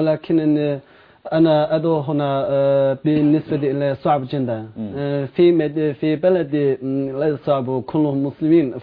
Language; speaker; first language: Arabic; non-native, learner; Chinese